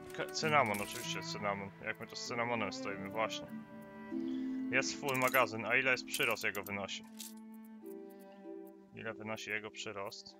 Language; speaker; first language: Polish; native; Polish